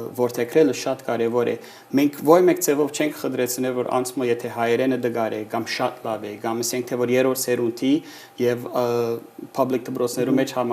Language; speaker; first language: Armenian; early bilingual, heritage; Armenian